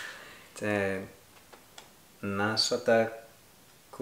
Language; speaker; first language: Bulgarian; non-native, learner; French